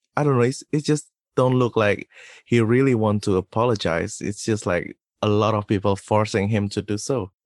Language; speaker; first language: English; non-native, fluent; Indonesian